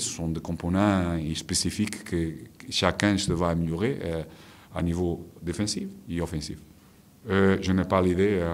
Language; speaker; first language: French; non-native, fluent; Portuguese